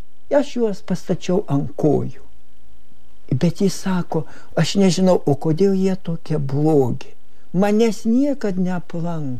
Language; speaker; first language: Lithuanian; native; Lithuanian